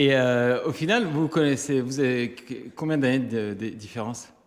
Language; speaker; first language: French; native; French